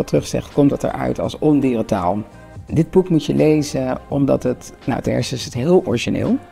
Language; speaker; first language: Dutch; native; Dutch